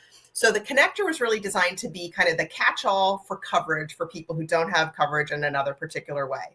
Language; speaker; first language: English; native; English